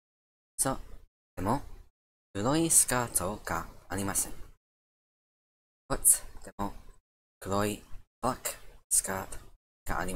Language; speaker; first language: Japanese; non-native, learner; English